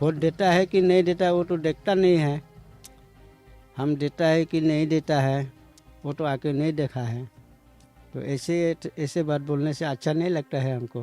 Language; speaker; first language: Hindi; non-native, local second language; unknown